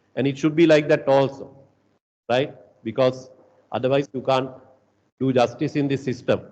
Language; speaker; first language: English; non-native, local second language; Sinhala